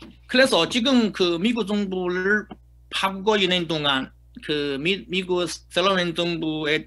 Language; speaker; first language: Korean; non-native, fluent; Chinese